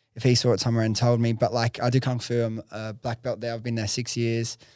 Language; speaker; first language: English; native; English